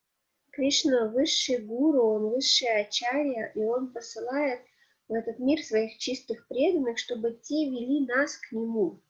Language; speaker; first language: Russian; native; Russian